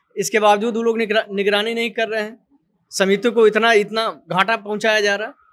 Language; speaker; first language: Hindi; native; Hindi